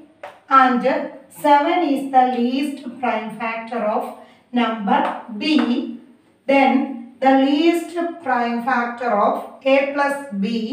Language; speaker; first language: Malayalam; native; Malayalam